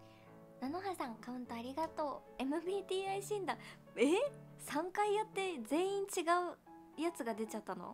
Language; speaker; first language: Japanese; native; Japanese